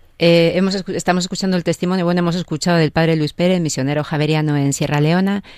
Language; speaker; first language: Spanish; native; Spanish